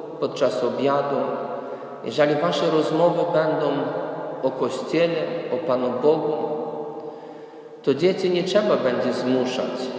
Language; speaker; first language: Polish; non-native, fluent; Ukrainian